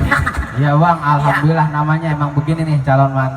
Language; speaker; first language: Indonesian; native; Indonesian